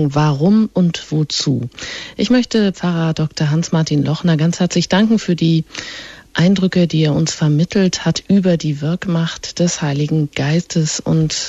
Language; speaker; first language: German; native; German